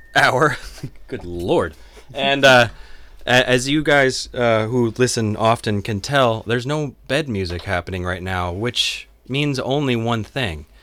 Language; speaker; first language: English; native; English